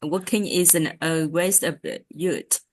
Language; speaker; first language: English; non-native, learner; Vietnamese